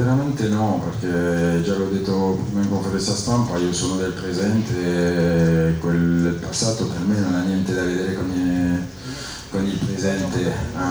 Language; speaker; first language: Italian; non-native, fluent; French